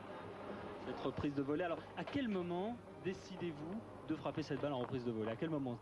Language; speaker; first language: French; native; French